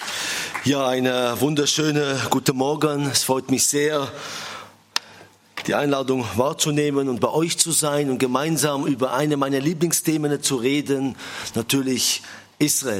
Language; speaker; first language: German; non-native, fluent; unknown